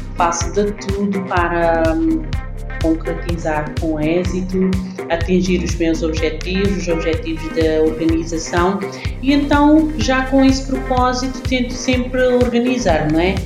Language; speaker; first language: Portuguese; non-native, local second language; Kabuverdianu